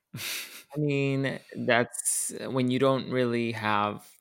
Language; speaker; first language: English; early bilingual, other home language; Spanish